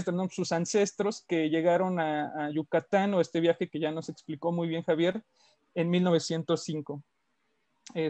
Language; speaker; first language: Spanish; native; Spanish